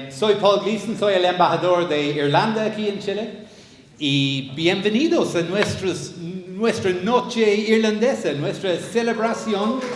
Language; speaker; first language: Spanish; non-native, fluent; English